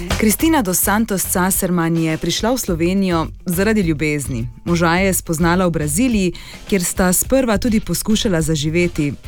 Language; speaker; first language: Slovenian; native; Slovenian